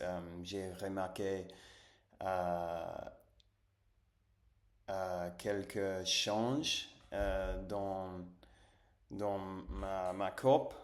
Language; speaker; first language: French; non-native, fluent; Spanish